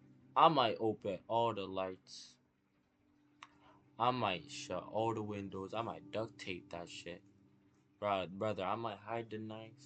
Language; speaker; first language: English; native; English